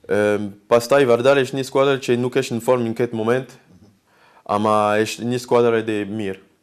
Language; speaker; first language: Albanian; non-native, learner; French